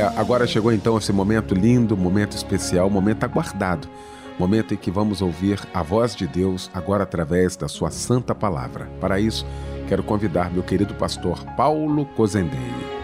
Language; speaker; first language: Portuguese; native; Portuguese